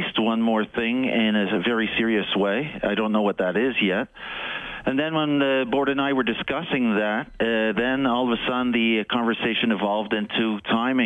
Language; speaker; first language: English; native; English